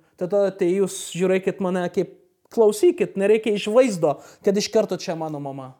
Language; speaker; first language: Lithuanian; non-native, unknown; Arabic